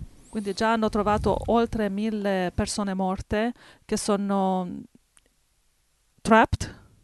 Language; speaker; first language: Italian; native; Italian